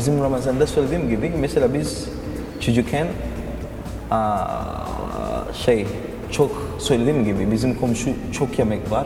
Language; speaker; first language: Turkish; non-native, learner; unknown